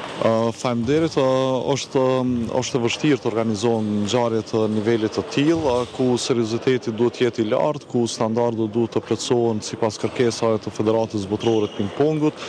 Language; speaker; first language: Albanian; native; Albanian